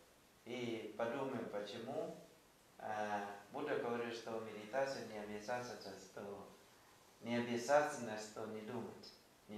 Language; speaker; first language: Russian; non-native, fluent; Thai